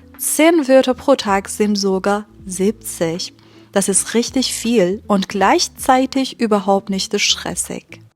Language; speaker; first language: German; non-native, fluent; Persian